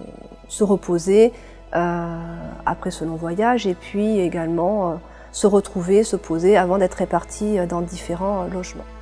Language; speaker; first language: French; native; French